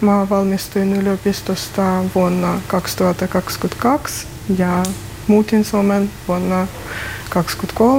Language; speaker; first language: Finnish; non-native, learner; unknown